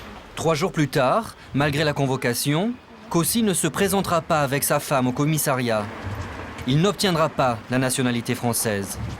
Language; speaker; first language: French; native; French